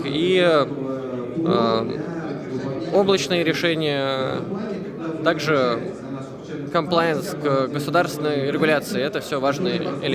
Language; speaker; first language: Russian; native; Russian